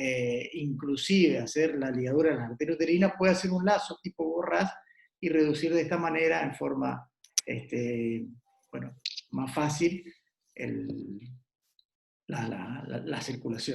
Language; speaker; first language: Spanish; native; Spanish